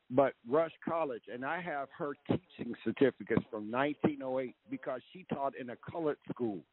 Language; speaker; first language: English; native; English